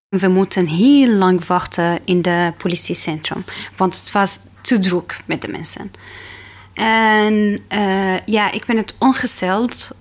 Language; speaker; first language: Dutch; non-native, fluent; Arabic